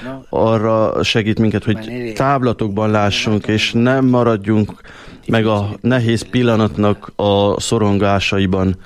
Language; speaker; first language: Hungarian; native; Hungarian